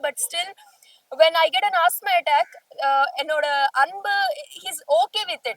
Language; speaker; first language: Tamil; non-native, learner; Telugu